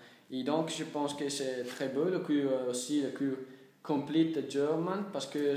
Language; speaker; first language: French; non-native, learner; Italian